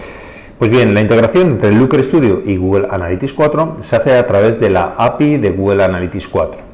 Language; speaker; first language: Spanish; native; Spanish